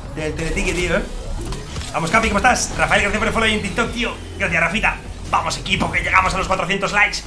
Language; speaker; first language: Spanish; native; Spanish